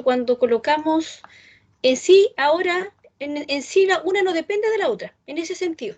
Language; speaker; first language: Spanish; native; Spanish